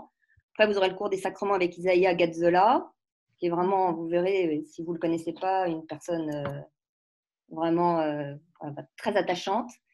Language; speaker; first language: French; native; French